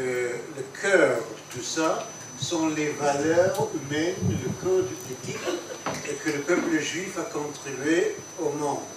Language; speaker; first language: French; non-native, fluent; English